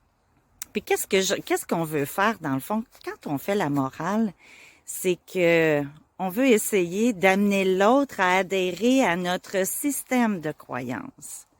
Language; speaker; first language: French; native; French